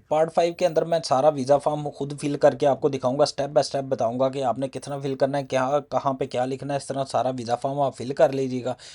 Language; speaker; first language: Urdu; non-native, local second language; Punjabi